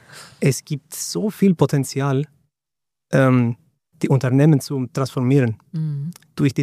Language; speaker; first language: German; non-native, fluent; Greek